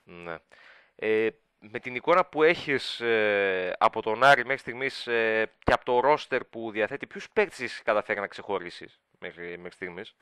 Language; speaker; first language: Greek; native; Greek